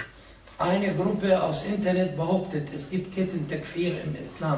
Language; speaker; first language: German; non-native, fluent; Arabic